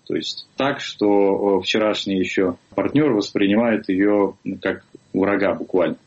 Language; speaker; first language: Russian; native; Russian